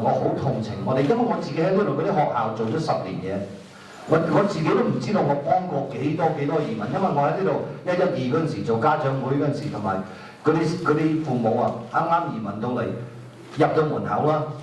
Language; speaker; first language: Cantonese; native; Cantonese